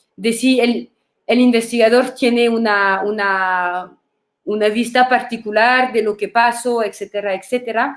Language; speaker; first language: Spanish; non-native, fluent; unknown